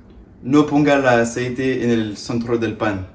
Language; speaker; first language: Spanish; non-native, learner; English